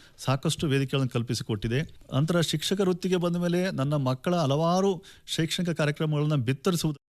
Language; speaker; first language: Kannada; native; Kannada